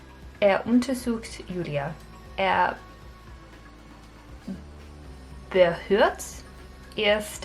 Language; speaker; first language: German; non-native, learner; English